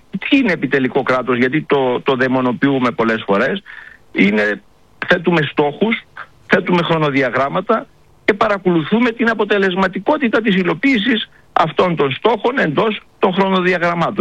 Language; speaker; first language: Greek; native; Greek